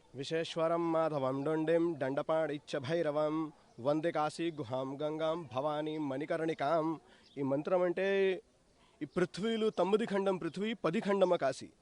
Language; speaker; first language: Telugu; non-native, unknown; Hindi